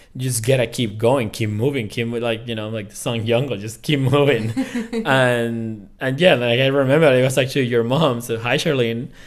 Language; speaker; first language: English; non-native, fluent; Spanish